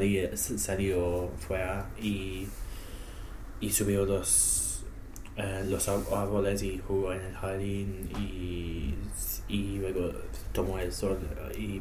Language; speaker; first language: Spanish; non-native, learner; English